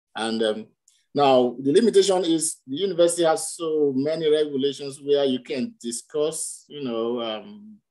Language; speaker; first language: English; non-native, local second language; Yoruba